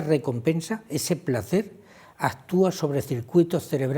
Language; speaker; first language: Spanish; native; Spanish